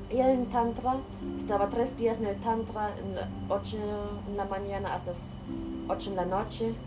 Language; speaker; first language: Spanish; non-native, learner; German